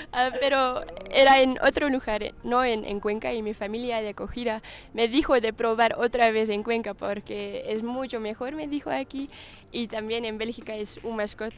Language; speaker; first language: Spanish; non-native, learner; Dutch